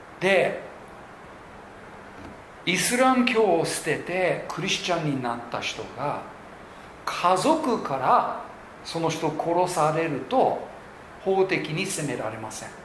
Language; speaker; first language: Japanese; non-native, local second language; English